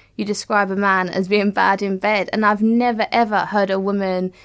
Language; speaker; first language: English; native; English